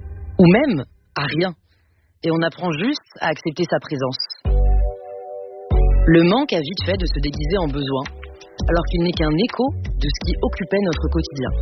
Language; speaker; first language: French; native; French